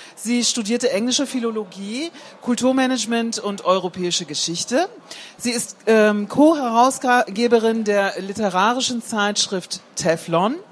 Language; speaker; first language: German; native; German